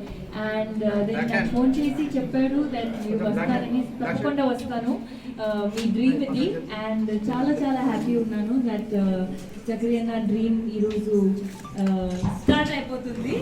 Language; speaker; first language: Telugu; non-native, local second language; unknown